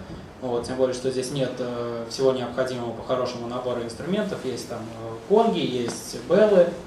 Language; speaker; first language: Russian; native; Russian